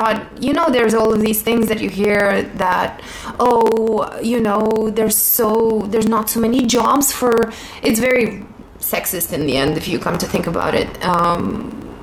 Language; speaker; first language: English; non-native, fluent; Romanian